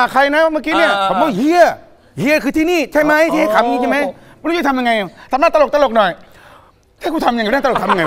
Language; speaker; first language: Thai; native; Thai